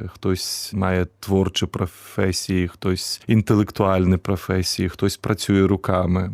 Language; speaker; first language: Ukrainian; native; Ukrainian